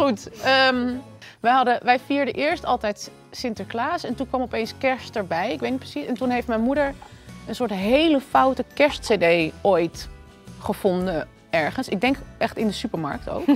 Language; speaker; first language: Dutch; native; Dutch